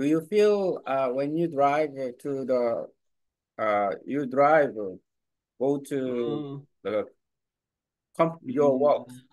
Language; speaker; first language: English; non-native, learner; Korean